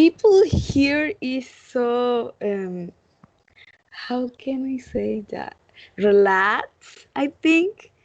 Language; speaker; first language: English; non-native, learner; Spanish